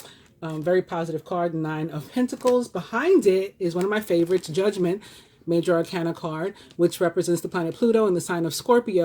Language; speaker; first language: English; native; English